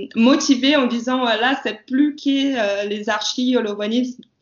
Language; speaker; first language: French; non-native, fluent; Portuguese